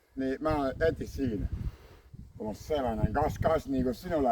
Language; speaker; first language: Finnish; non-native, learner; Estonian